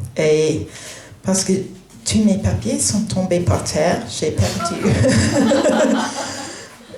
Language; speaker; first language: French; non-native, fluent; English